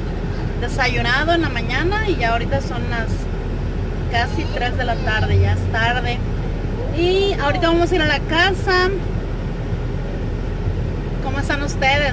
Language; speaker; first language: Spanish; native; Spanish